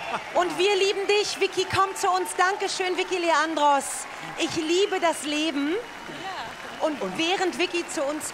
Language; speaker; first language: German; native; German